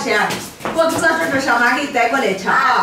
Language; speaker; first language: Chinese; native; Chinese